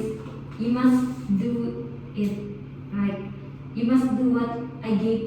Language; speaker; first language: English; non-native, learner; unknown